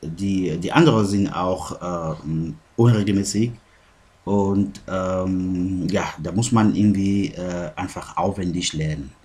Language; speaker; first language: German; non-native, fluent; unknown